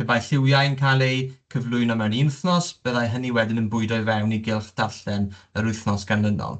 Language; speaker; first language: Welsh; native; Welsh